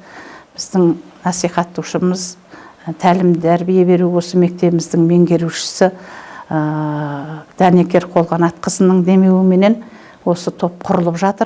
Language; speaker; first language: Kazakh; native; Kazakh